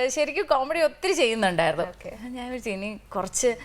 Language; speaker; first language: Malayalam; native; Malayalam